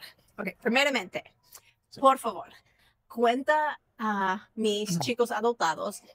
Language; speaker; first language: Spanish; non-native, fluent; English